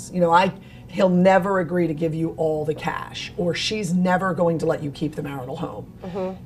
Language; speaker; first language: English; native; English